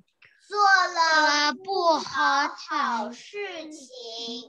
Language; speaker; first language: Chinese; early bilingual, heritage; Chinese